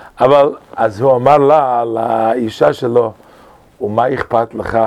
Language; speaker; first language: Hebrew; non-native, fluent; English